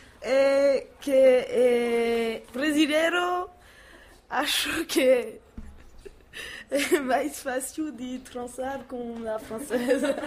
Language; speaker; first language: Portuguese; non-native, learner; French